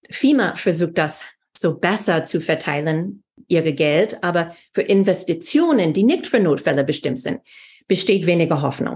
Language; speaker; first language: German; non-native, fluent; English